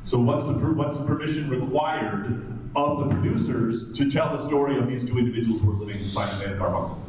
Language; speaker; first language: English; native; English